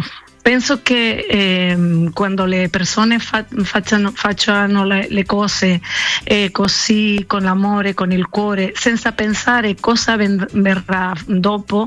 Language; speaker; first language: Italian; non-native, learner; Spanish